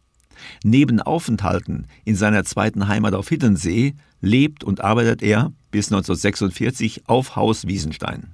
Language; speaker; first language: German; native; German